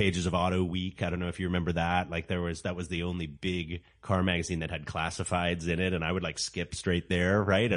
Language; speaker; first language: English; native; English